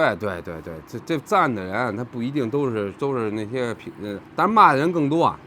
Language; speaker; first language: Chinese; native; Chinese